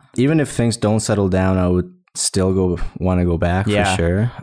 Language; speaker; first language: English; early bilingual, other home language; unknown